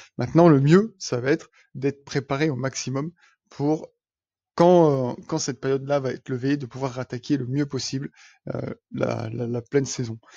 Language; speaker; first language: French; native; French